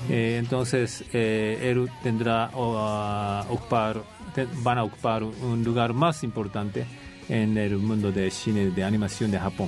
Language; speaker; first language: Spanish; non-native, fluent; Japanese